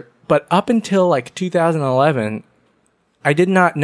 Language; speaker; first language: English; early bilingual, other home language; Vietnamese